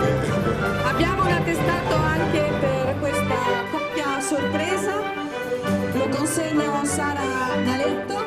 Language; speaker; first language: Italian; native; Italian